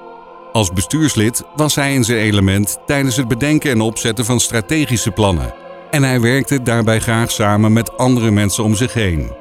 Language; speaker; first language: Dutch; native; Dutch